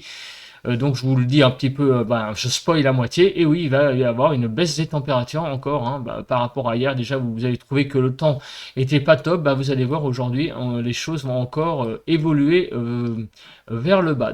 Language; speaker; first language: French; native; French